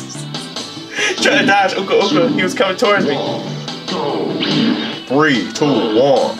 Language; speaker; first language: English; native; English